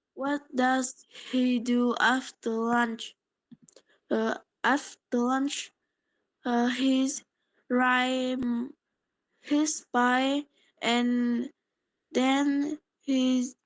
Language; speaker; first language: English; non-native, learner; Polish